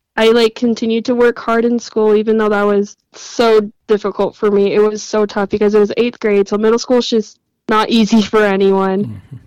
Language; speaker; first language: English; native; English